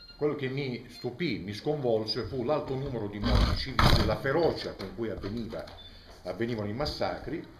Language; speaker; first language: Italian; native; Italian